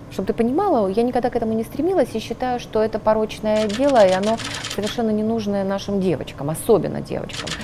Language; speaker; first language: Russian; non-native, local second language; Ukrainian